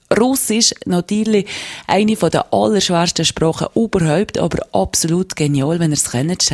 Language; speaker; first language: German; native; German